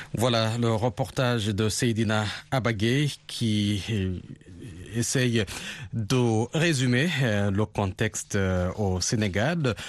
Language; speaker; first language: French; non-native, local second language; Rundi